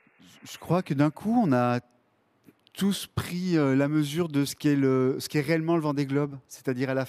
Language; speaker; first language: French; native; French